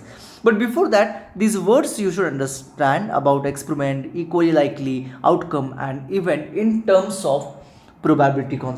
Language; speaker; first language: English; non-native, local second language; Hindi